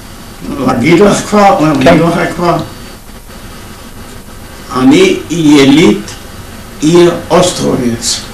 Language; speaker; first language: Hebrew; non-native, fluent; Yiddish